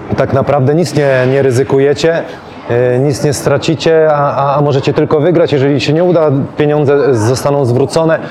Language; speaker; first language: Polish; native; Polish